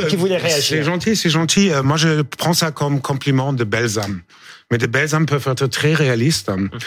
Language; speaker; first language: French; non-native, fluent; German